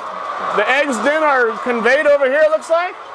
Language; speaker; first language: English; native; English